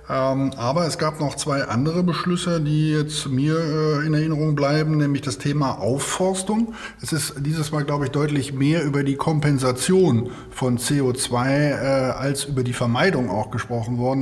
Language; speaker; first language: German; native; German